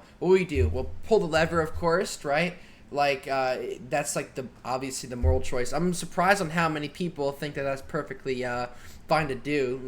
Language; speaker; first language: English; native; English